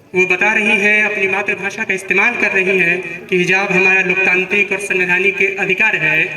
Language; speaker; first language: Hindi; native; Hindi